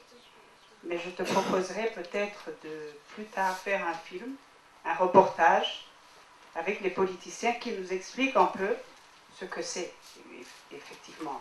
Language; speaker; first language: French; non-native, local second language; Kinyarwanda